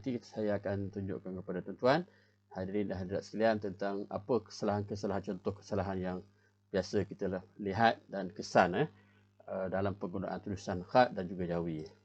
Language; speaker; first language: Malay; native; Malay